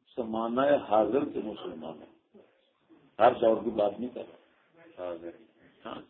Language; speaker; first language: Urdu; non-native, local second language; Punjabi